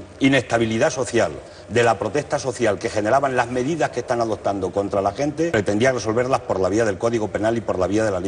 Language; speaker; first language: Spanish; native; Spanish